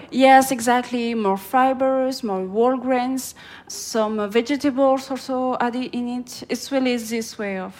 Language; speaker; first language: English; non-native, fluent; French